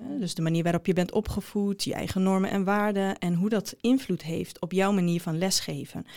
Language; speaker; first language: Dutch; early bilingual, other home language; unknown